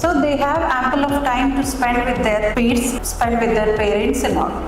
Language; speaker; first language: English; non-native, local second language; Telugu